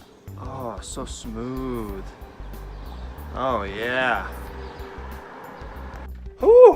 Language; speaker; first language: English; native; English